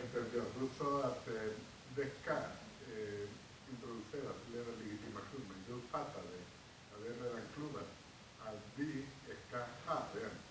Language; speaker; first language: Swedish; non-native, fluent; Spanish